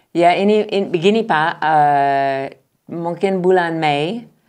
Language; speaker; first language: Indonesian; non-native, fluent; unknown